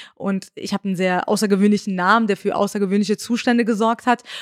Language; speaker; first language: German; early bilingual, other home language; Persian